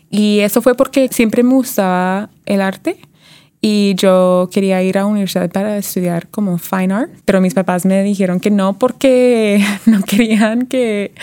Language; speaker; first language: Spanish; early bilingual, heritage; Spanish